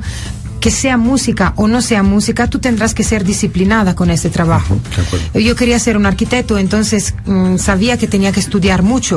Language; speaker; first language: Spanish; non-native, fluent; Italian